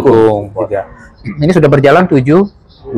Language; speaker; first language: Indonesian; native; Indonesian